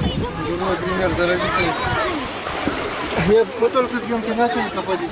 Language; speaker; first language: Russian; native; Russian